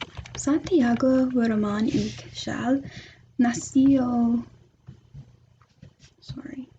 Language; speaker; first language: Spanish; non-native, learner; English